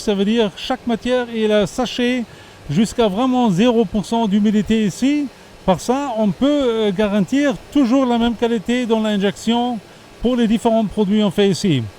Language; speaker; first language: French; non-native, fluent; German